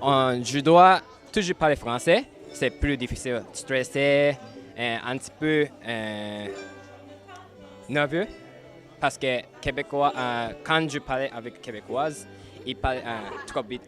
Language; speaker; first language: French; non-native, learner; English